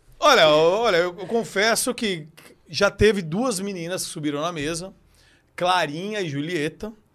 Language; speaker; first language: Portuguese; native; Portuguese